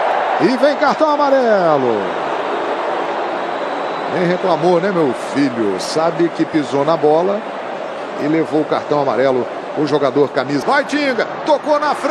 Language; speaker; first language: Portuguese; native; Portuguese